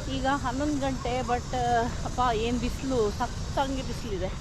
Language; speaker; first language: Kannada; native; Kannada